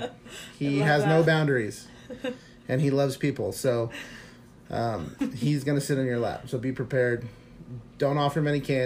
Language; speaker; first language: English; native; English